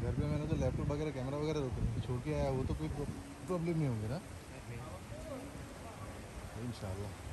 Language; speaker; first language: Hindi; non-native, fluent; Bangla